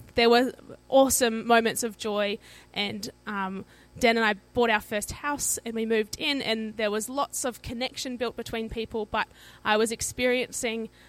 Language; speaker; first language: English; native; English